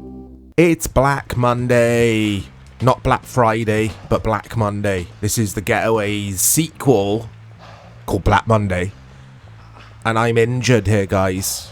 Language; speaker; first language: English; native; English